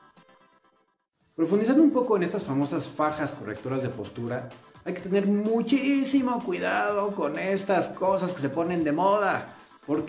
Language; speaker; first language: Spanish; native; Spanish